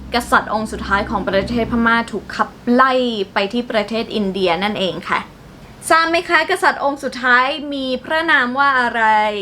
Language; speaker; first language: Thai; non-native, fluent; Burmese